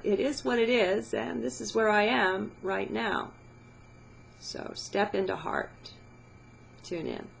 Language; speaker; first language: English; native; English